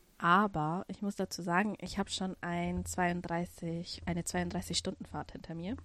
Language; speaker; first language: German; early bilingual, other home language; Russian